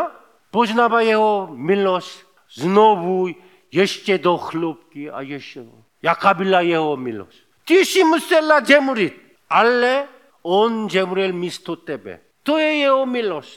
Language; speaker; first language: Czech; non-native, fluent; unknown